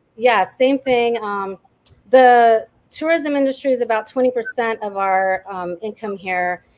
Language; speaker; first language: English; native; English